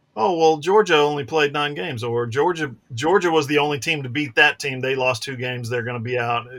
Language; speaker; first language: English; native; English